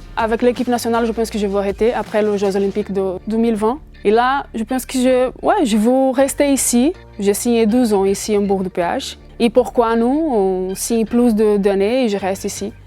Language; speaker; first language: French; non-native, fluent; Portuguese